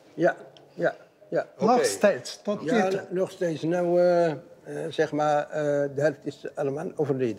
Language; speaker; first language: Dutch; non-native, learner; Arabic